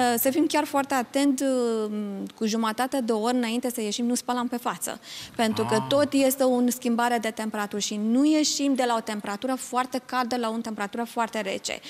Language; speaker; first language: Romanian; non-native, fluent; Turkish